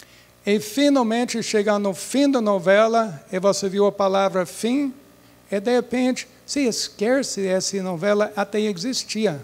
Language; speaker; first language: Portuguese; non-native, fluent; English